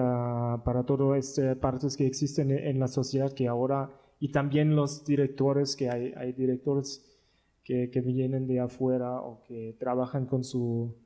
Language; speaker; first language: Spanish; non-native, learner; German